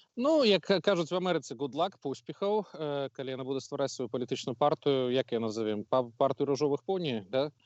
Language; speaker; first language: Belarusian; non-native, local second language; Russian